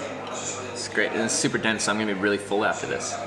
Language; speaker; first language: English; native; English